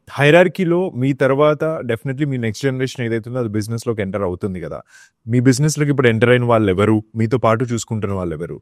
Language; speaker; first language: Telugu; native; Telugu